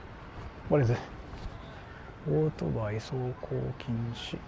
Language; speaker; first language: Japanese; native; Japanese